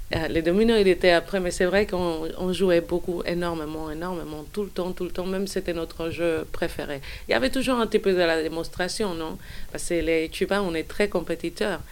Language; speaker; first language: French; non-native, fluent; Spanish